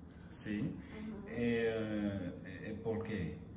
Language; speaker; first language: Spanish; non-native, learner; French